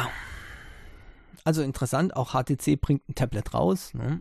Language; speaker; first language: German; native; German